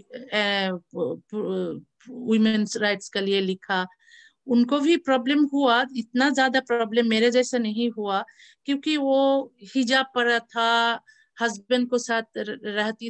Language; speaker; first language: Hindi; non-native, learner; Bangla